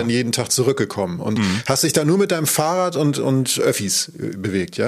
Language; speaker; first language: German; native; German